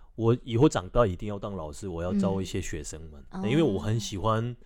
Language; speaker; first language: Chinese; non-native, fluent; Korean